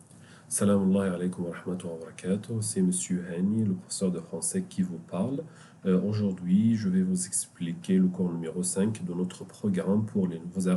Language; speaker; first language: French; non-native, fluent; Arabic